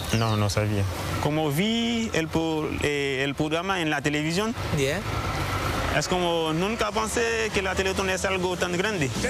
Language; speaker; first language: Spanish; non-native, learner; Haitian Creole